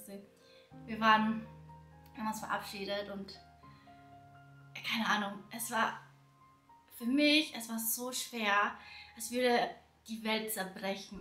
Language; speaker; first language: German; early bilingual, other home language; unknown